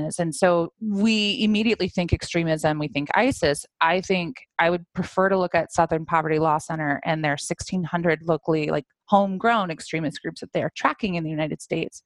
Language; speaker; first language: English; native; English